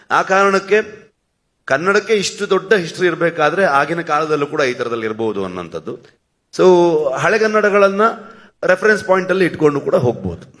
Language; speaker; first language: Kannada; native; Kannada